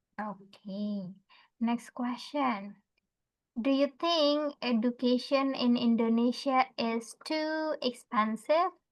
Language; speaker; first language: English; non-native, fluent; Indonesian